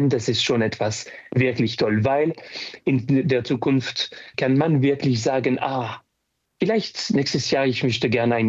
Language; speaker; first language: German; non-native, fluent; French